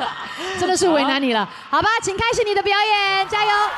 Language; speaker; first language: Chinese; native; Chinese